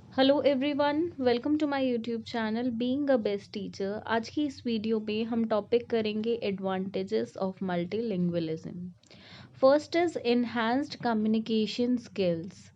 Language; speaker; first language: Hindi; native; Hindi